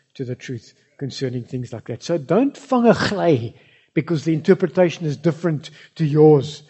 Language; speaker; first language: English; non-native, local second language; Afrikaans